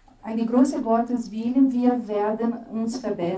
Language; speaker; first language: German; non-native, fluent; Portuguese